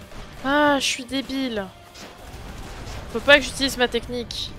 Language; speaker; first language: French; native; French